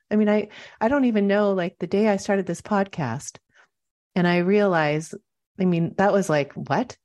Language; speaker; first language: English; native; English